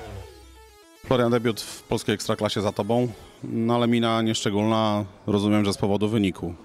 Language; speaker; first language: Polish; native; Polish